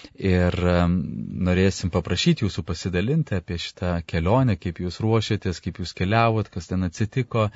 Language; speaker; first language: Lithuanian; native; Lithuanian